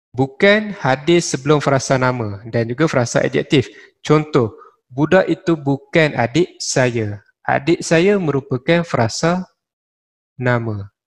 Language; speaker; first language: Malay; native; Malay